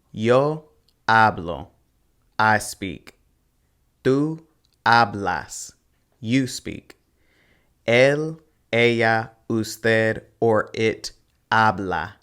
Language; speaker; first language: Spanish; non-native, fluent; English